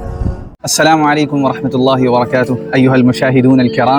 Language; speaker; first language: Arabic; non-native, fluent; Urdu